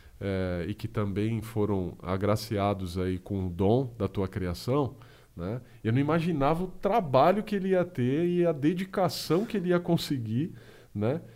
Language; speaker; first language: Portuguese; native; Portuguese